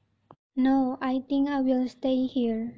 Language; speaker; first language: English; non-native, learner; Indonesian